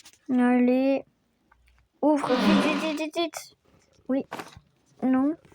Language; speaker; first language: French; native; French